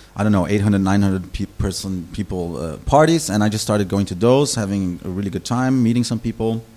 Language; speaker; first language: English; non-native, fluent; German